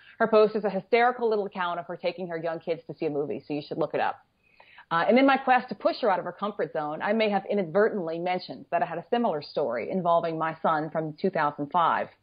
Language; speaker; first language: English; native; English